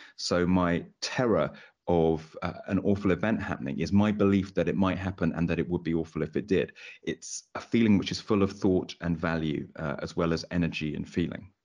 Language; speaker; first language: English; native; English